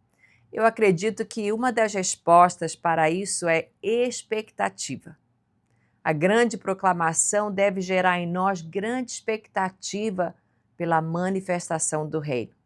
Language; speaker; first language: Portuguese; native; Portuguese